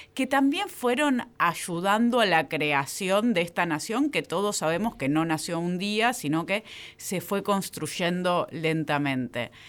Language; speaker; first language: Spanish; native; Spanish